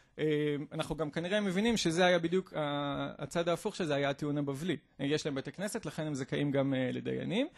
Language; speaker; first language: Hebrew; native; Hebrew